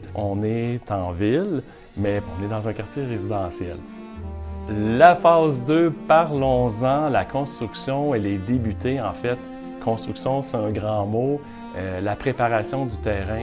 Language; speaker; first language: French; native; French